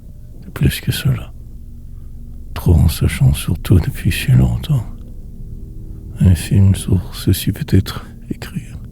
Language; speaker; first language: French; native; French